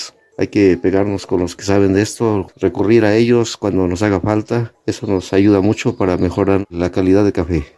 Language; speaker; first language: Spanish; native; Spanish